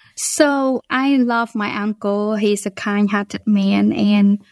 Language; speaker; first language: English; non-native, fluent; Khmer